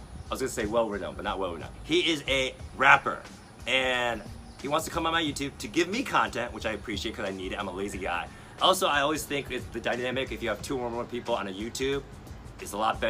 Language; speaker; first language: English; early bilingual, other home language; Chinese